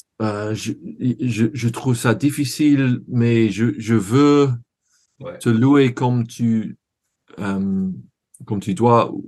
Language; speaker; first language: French; non-native, learner; English